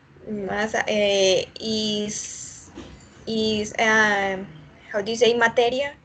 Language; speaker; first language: English; non-native, learner; Spanish